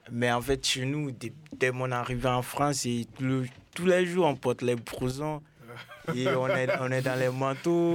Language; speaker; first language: French; non-native, local second language; Dyula